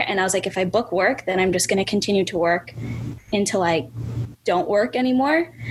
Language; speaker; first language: English; native; English